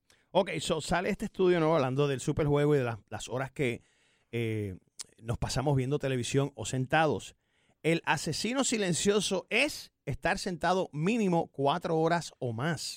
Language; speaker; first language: Spanish; native; Spanish